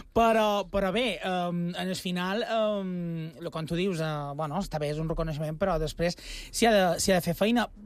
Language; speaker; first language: Catalan; native; Catalan